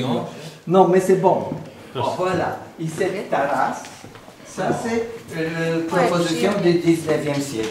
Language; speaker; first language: French; non-native, learner; Polish